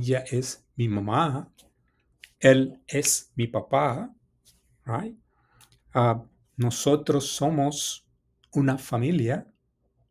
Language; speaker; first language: Spanish; non-native, fluent; English